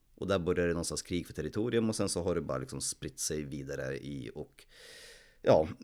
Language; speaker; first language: Swedish; early bilingual, other home language; Polish